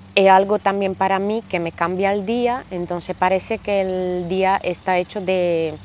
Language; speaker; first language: Spanish; non-native, fluent; Slovak